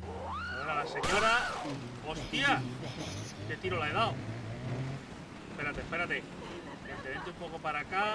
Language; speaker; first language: Spanish; native; Spanish